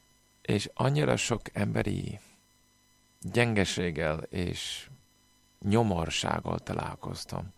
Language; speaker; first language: Hungarian; non-native, fluent; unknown